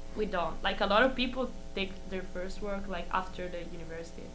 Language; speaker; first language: English; non-native, fluent; Italian